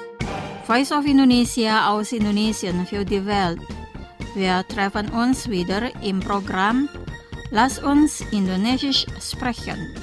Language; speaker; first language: German; non-native, fluent; Indonesian